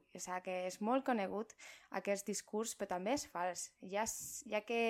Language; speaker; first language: Catalan; non-native, local second language; Spanish